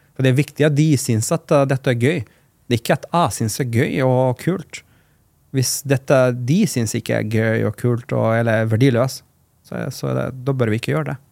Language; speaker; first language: Norwegian; non-native, fluent; Macedonian